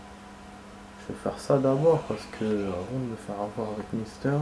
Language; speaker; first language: French; native; French